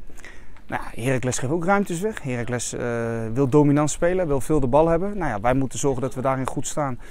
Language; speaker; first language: Dutch; native; Dutch